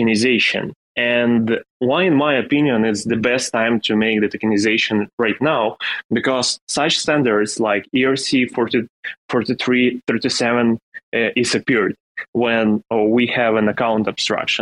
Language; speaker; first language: English; non-native, fluent; Ukrainian